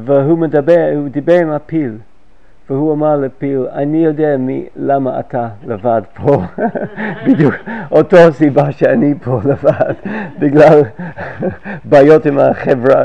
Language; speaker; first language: Hebrew; non-native, fluent; English